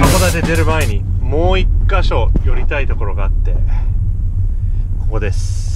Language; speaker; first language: Japanese; non-native, fluent; English